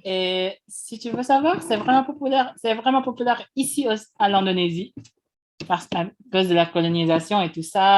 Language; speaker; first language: French; non-native, fluent; Indonesian